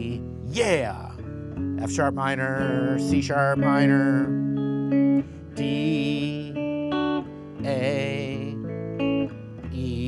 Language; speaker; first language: English; native; English